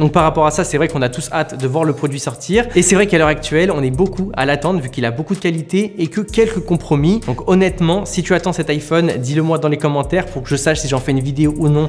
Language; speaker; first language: French; native; French